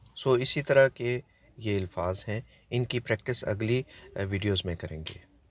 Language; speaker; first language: Urdu; native; Urdu